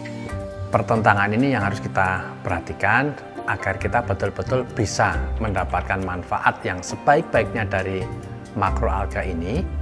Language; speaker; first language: Indonesian; native; Indonesian